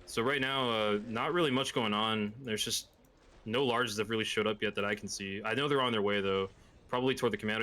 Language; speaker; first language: English; native; English